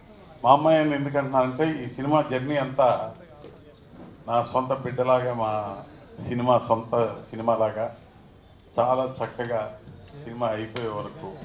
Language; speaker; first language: Telugu; native; Telugu